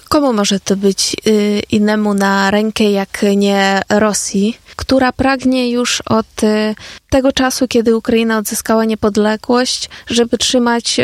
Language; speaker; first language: Polish; non-native, fluent; Ukrainian